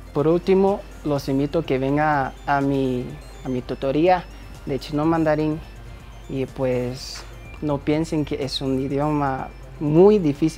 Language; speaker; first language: Spanish; non-native, fluent; Chinese